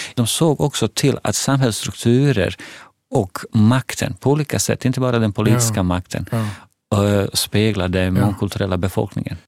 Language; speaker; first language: Swedish; non-native, fluent; Bosnian